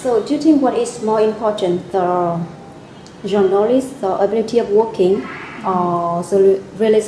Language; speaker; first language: English; non-native, fluent; Vietnamese